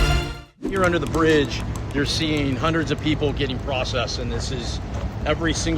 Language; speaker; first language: English; native; English